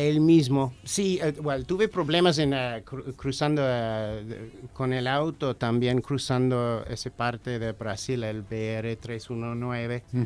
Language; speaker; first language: Spanish; non-native, fluent; English